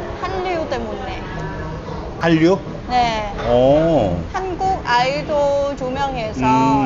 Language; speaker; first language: Korean; non-native, learner; Vietnamese